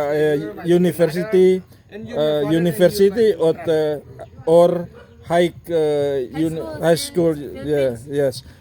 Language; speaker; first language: English; non-native, learner; Indonesian